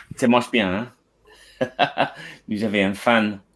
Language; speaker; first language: French; non-native, learner; English